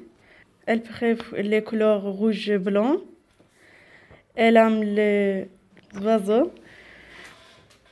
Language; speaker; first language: French; non-native, learner; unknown